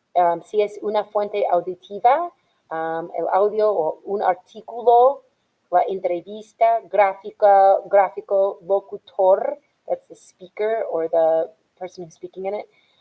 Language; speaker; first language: Spanish; non-native, fluent; English